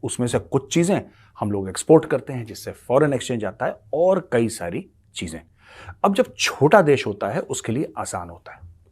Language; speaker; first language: Hindi; native; Hindi